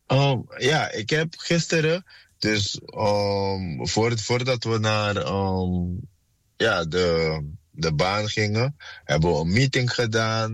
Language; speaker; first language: Dutch; non-native, fluent; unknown